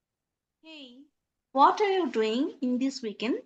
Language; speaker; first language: English; non-native, learner; Bangla